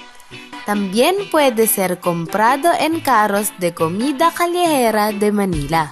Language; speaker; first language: Spanish; non-native, learner; Filipino